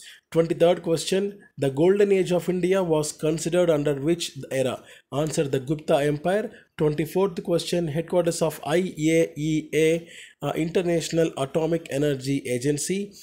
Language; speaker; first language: English; non-native, local second language; Telugu